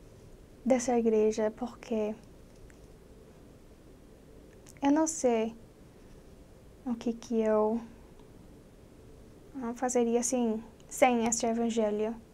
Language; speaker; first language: Portuguese; non-native, fluent; English